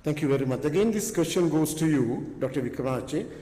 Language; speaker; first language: English; non-native, local second language; Sinhala